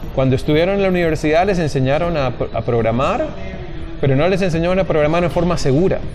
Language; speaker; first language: Spanish; native; Spanish